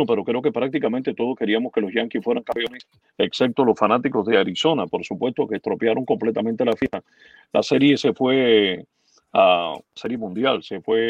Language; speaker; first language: Spanish; native; Spanish